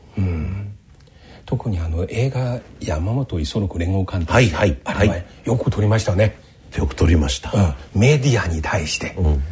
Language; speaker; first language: Japanese; non-native, fluent; Chinese